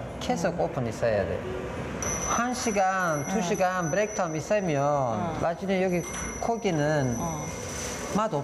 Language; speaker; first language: Korean; non-native, learner; Turkish